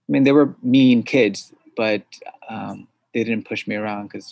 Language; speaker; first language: English; early bilingual, other home language; Korean